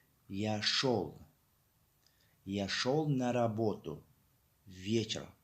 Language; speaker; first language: Russian; non-native, fluent; Tajik